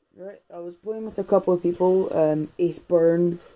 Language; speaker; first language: English; native; English